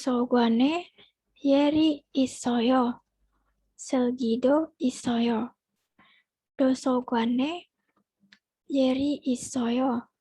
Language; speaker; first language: Korean; non-native, learner; Indonesian